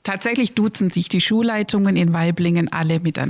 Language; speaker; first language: German; native; German